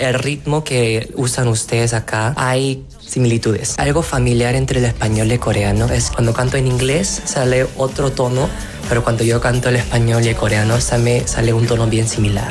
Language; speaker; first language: Spanish; non-native, fluent; Korean